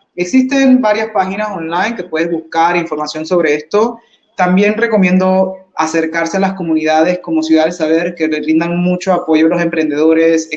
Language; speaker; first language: Spanish; early bilingual, heritage; English